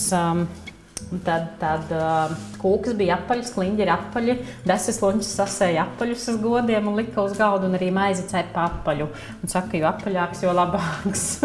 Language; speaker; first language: Latvian; native; Latvian